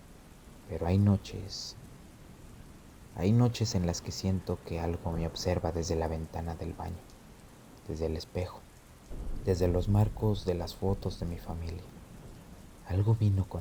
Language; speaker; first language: Spanish; native; Spanish